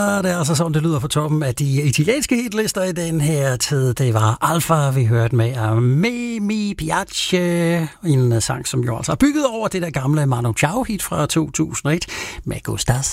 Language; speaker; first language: Danish; native; Danish